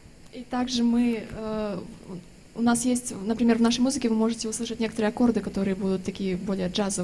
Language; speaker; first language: Russian; native; Russian